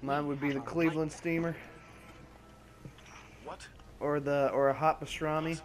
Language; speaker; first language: English; native; English